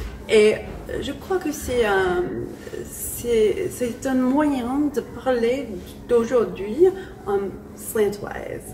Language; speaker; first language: French; non-native, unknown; English